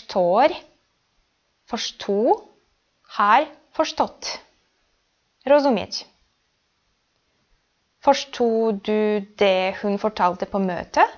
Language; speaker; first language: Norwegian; non-native, fluent; Polish